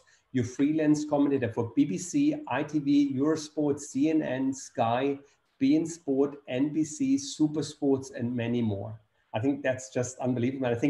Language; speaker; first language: English; non-native, fluent; German